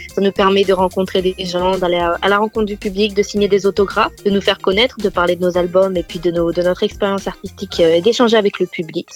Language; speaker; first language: French; native; French